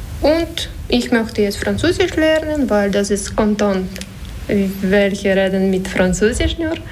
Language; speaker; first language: German; non-native, learner; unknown